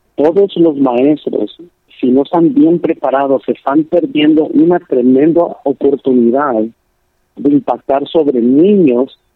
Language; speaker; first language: Spanish; early bilingual, heritage; Spanish